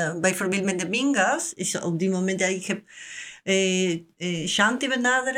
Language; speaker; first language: Dutch; non-native, learner; Spanish